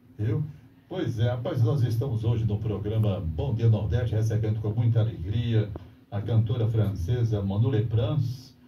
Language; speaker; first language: Portuguese; native; Portuguese